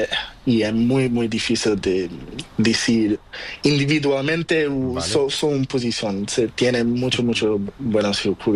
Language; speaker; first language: Spanish; non-native, learner; Portuguese